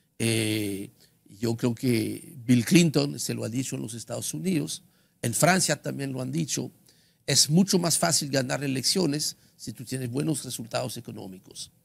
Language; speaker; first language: Spanish; non-native, fluent; French